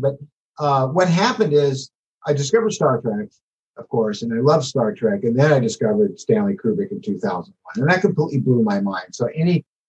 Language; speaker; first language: English; native; English